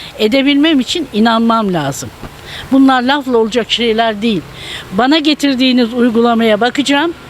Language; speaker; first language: Turkish; native; Turkish